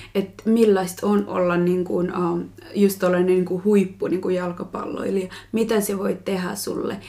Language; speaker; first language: Finnish; early bilingual, other home language; Kinyarwanda